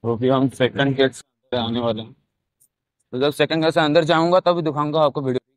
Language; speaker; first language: Hindi; non-native, local second language; Odia